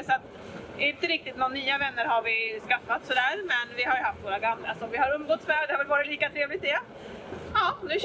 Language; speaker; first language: Swedish; native; Swedish